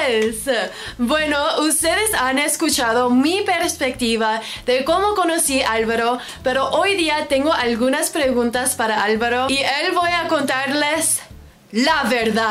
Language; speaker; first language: Spanish; non-native, learner; English